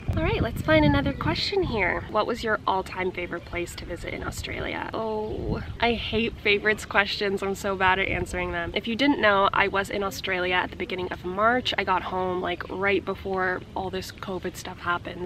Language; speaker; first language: English; early bilingual, other home language; Russian